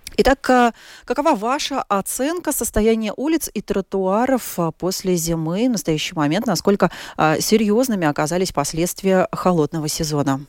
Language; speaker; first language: Russian; native; Russian